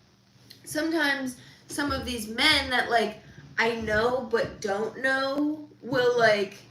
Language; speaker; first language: English; native; English